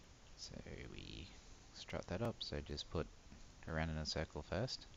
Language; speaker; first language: English; native; English